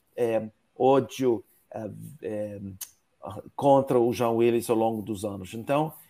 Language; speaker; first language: Portuguese; non-native, fluent; English